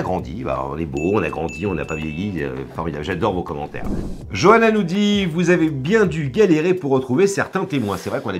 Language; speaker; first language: French; native; French